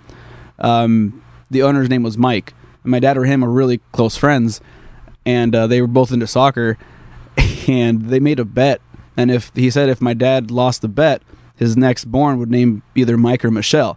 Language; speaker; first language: English; early bilingual, other home language; Spanish